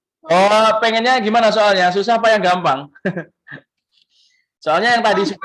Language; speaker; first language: Indonesian; native; Indonesian